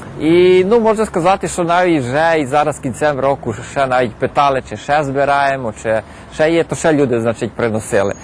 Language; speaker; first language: Ukrainian; early bilingual, heritage; Ukrainian